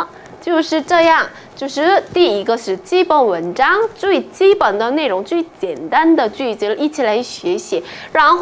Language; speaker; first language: Chinese; non-native, fluent; Korean